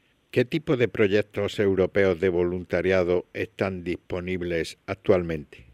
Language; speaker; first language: Spanish; native; Spanish